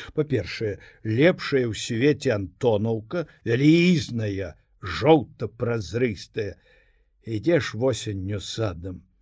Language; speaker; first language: Belarusian; native; Belarusian